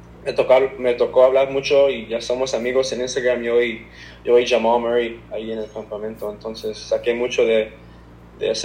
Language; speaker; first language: Spanish; early bilingual, heritage; Spanish